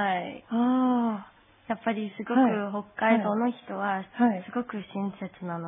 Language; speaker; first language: Japanese; non-native, fluent; English